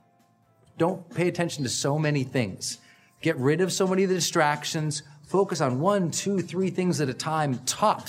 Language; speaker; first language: English; native; English